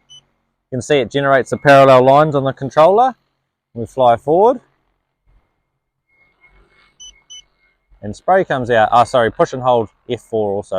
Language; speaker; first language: English; native; English